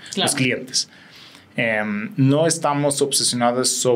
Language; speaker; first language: Spanish; non-native, fluent; Swedish